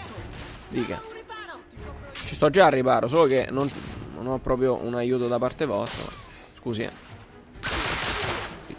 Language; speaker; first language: Italian; native; Italian